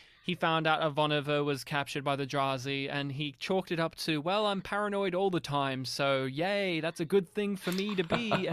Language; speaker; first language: English; native; English